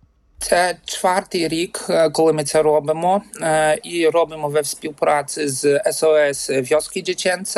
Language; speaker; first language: Ukrainian; non-native, learner; Polish